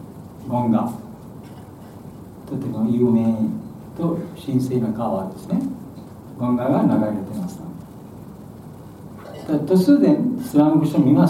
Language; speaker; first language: Japanese; non-native, learner; Bangla